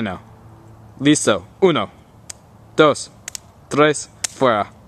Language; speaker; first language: Spanish; non-native, learner; English